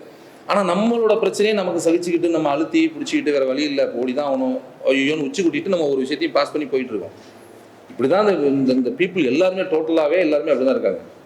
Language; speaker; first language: Tamil; native; Tamil